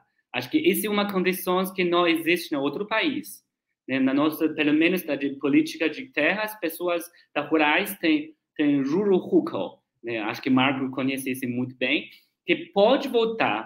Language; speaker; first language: Portuguese; non-native, learner; Chinese